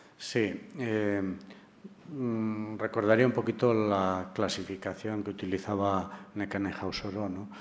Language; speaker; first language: Spanish; native; Spanish